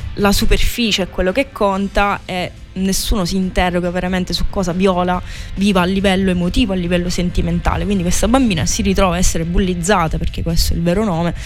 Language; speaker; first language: Italian; native; Italian